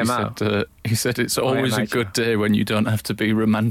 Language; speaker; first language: English; native; English